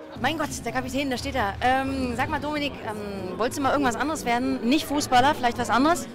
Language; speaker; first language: German; native; German